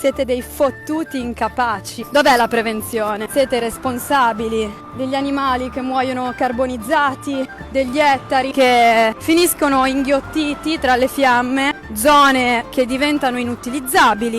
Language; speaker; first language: Italian; native; Italian